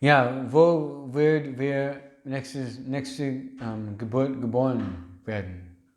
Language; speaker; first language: German; non-native, learner; English